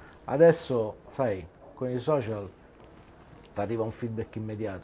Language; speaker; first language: Italian; native; Italian